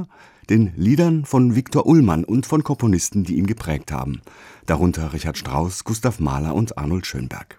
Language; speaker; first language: German; native; German